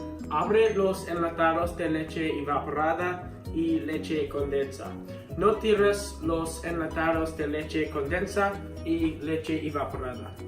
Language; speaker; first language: Spanish; non-native, learner; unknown